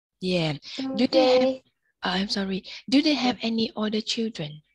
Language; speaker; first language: English; non-native, fluent; Vietnamese